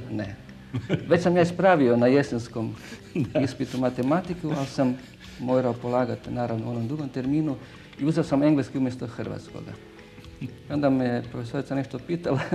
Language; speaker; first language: Croatian; native; Croatian